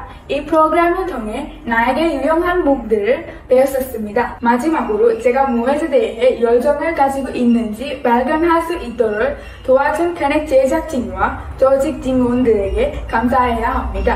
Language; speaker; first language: Korean; non-native, learner; Sinhala